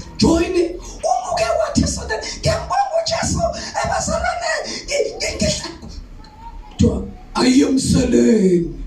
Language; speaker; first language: Zulu; native; Zulu